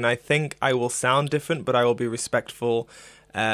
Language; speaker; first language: English; native; English